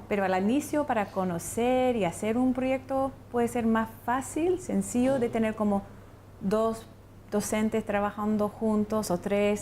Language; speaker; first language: Spanish; non-native, fluent; English